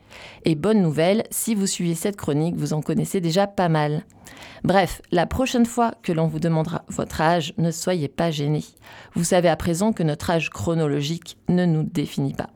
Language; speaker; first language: French; native; French